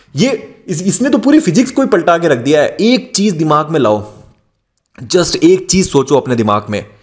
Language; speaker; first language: Hindi; native; Hindi